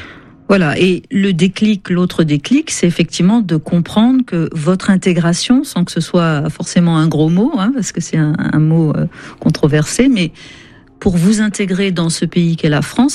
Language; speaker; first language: French; native; French